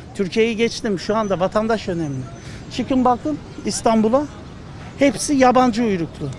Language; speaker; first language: Turkish; native; Turkish